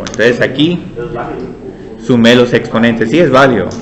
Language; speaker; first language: Spanish; native; Spanish